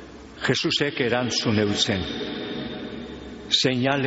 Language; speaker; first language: Basque; native; Basque